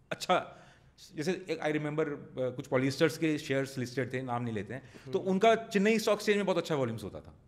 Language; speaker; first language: Hindi; non-native, local second language; Marwari